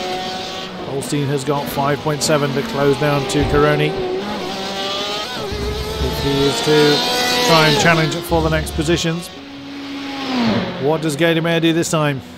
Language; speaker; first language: English; native; English